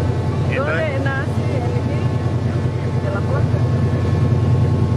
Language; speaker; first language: Spanish; non-native, learner; Portuguese